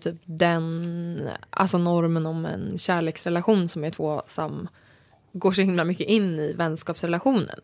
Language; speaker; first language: Swedish; native; Swedish